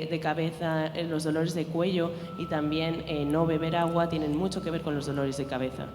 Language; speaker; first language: Spanish; native; Spanish